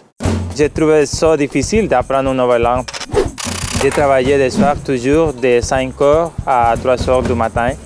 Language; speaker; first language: French; non-native, learner; Spanish